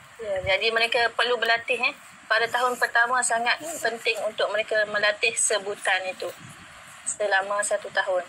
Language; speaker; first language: Malay; native; Malay